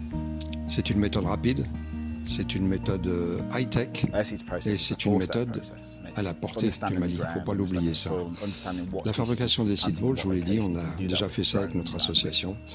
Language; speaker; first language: French; native; French